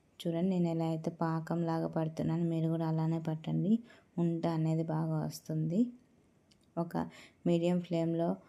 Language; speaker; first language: Telugu; native; Telugu